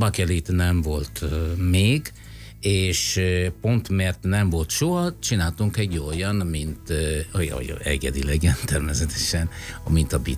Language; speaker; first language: Hungarian; non-native, fluent; Italian